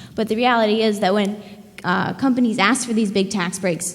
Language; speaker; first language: English; native; English